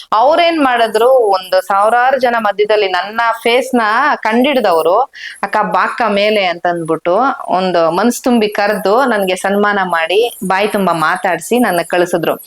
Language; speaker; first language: Kannada; native; Kannada